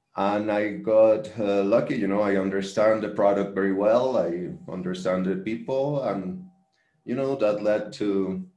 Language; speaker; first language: English; non-native, fluent; Spanish